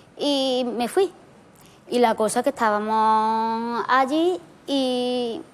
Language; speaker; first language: Spanish; native; Spanish